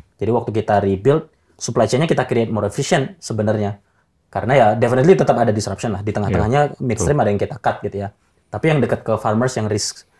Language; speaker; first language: Indonesian; native; Indonesian